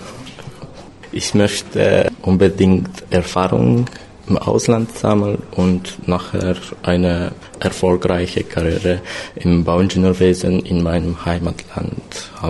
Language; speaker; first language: German; non-native, fluent; Romanian